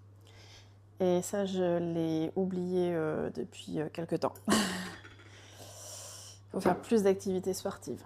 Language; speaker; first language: French; native; French